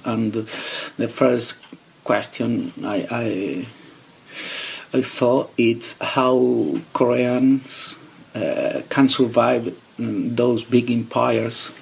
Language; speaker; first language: English; non-native, fluent; Spanish